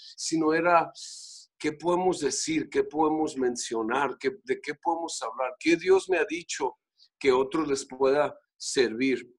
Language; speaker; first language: Spanish; native; Spanish